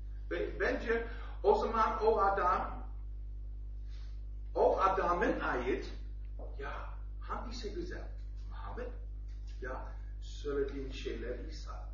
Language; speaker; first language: Turkish; non-native, learner; German